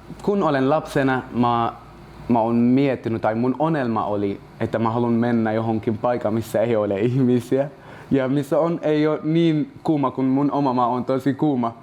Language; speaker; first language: Finnish; non-native, learner; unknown